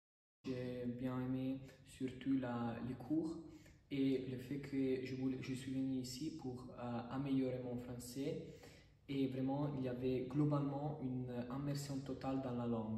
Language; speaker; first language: French; non-native, fluent; Italian